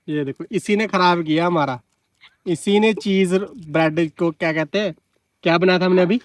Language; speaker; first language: Hindi; non-native, local second language; Punjabi